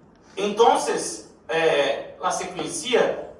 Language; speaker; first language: Spanish; non-native, learner; Portuguese